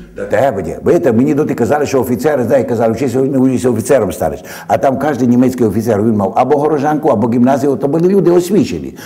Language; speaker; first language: Ukrainian; native; Ukrainian